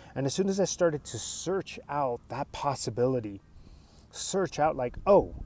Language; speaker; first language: English; early bilingual, other home language; Spanish